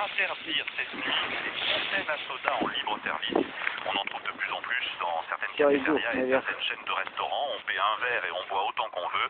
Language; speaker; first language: French; native; French